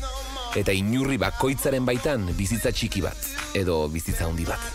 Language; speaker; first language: Basque; native; Basque